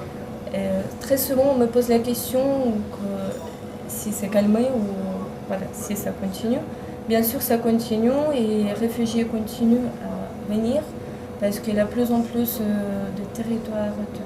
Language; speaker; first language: French; non-native, fluent; Ukrainian